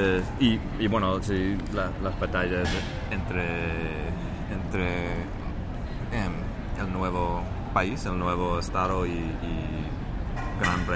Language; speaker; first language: Spanish; non-native, fluent; English